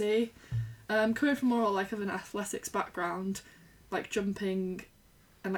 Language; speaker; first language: English; native; English